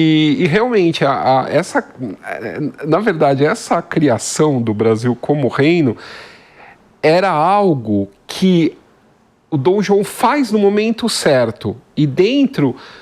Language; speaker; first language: Portuguese; native; Portuguese